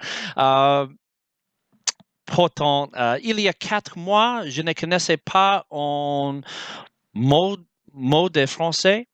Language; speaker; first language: French; non-native, learner; English